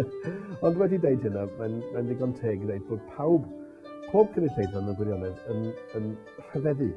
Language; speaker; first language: Welsh; native; Welsh